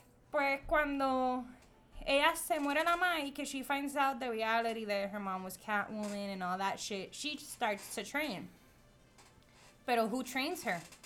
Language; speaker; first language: English; non-native, local second language; Spanish